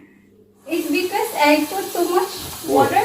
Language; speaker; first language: English; non-native, local second language; Filipino